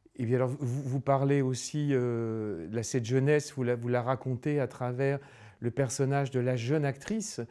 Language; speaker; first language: French; native; French